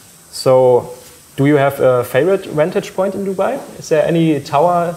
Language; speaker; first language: English; non-native, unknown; German